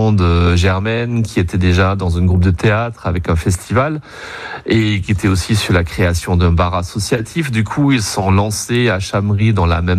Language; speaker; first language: French; non-native, fluent; German